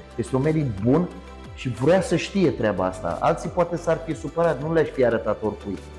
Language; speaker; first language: Romanian; native; Romanian